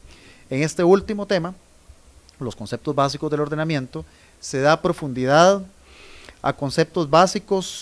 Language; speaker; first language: Spanish; native; Spanish